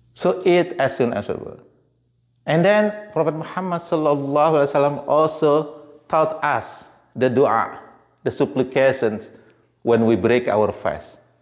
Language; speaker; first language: English; non-native, fluent; Indonesian